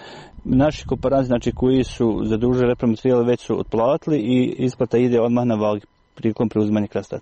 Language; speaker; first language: Croatian; native; Croatian